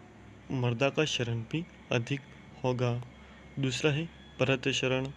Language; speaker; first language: Hindi; native; Hindi